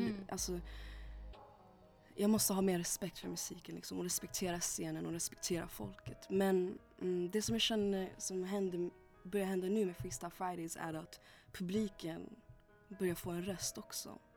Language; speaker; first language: Swedish; early bilingual, other home language; English